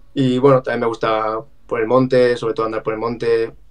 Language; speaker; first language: Spanish; native; Spanish